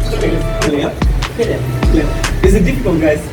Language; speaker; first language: English; non-native, learner; Russian